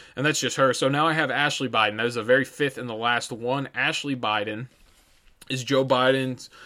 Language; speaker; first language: English; native; English